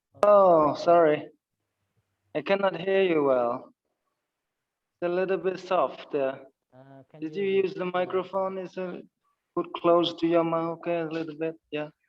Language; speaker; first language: English; non-native, fluent; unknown